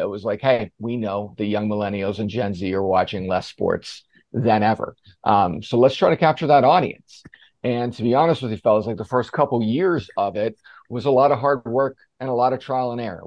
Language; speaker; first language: English; native; English